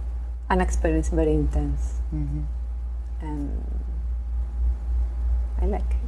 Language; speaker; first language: English; non-native, learner; Spanish